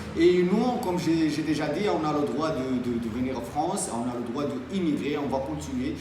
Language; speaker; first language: French; non-native, local second language; Arabic